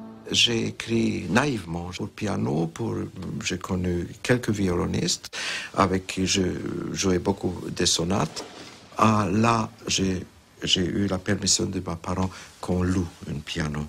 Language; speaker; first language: French; non-native, fluent; Hungarian